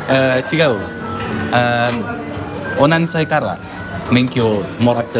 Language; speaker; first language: Japanese; non-native, learner; Indonesian